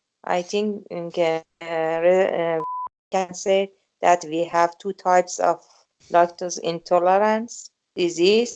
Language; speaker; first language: English; non-native, learner; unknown